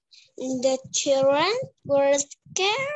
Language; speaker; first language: English; non-native, learner; Vietnamese